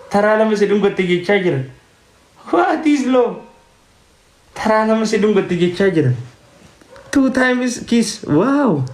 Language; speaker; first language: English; non-native, learner; Oromo